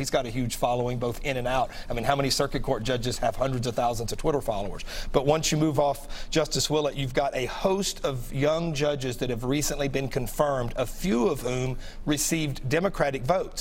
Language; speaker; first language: English; native; English